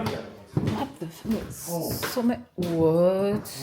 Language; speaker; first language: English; non-native, learner; French